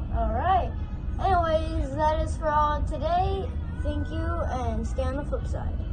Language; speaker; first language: English; native; English